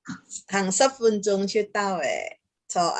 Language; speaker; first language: Chinese; early bilingual, heritage; Chinese